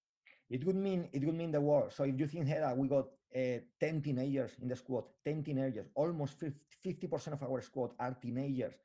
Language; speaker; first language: English; non-native, fluent; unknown